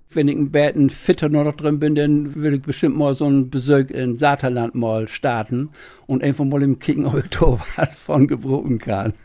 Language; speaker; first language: German; native; German